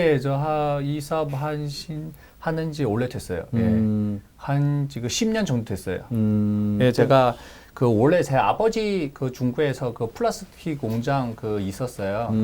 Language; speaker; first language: Korean; non-native, learner; Chinese